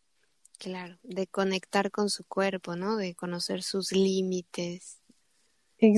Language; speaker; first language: Spanish; native; Spanish